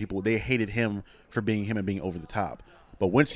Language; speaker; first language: English; native; English